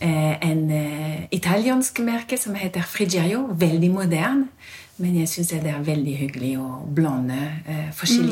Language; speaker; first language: Norwegian; non-native, fluent; French